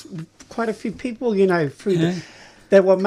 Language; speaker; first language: English; native; English